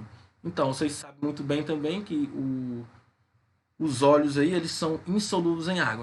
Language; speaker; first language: Portuguese; native; Portuguese